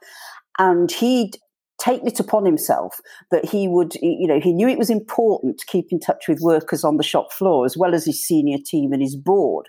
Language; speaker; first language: English; native; English